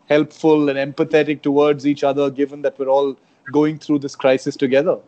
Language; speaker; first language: English; non-native, local second language; Konkani